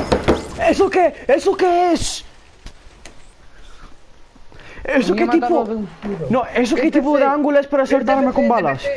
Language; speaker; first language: Spanish; non-native, learner; English